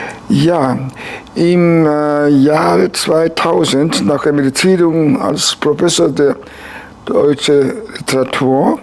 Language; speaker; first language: German; non-native, fluent; Korean